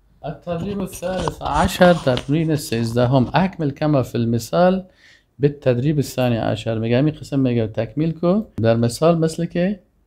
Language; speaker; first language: Arabic; non-native, fluent; Persian